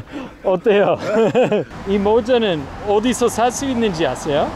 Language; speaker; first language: Korean; non-native, fluent; English